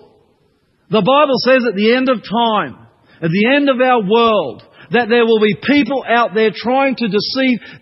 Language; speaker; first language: English; native; English